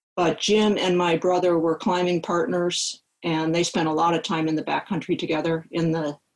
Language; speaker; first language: English; native; English